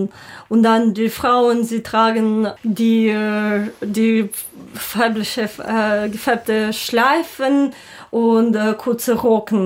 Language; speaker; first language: German; non-native, learner; Ukrainian